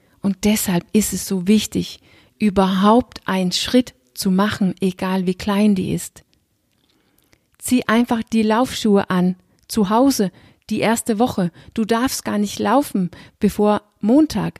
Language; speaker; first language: German; non-native, fluent; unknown